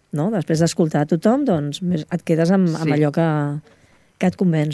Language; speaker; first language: Catalan; native; Catalan